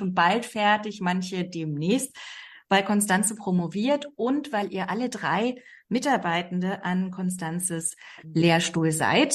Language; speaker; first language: German; native; German